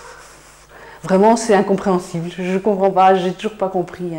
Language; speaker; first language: French; native; French